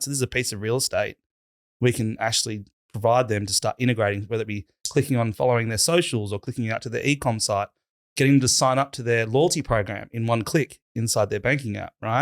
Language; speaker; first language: English; native; English